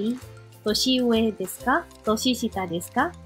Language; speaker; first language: Japanese; non-native, fluent; Indonesian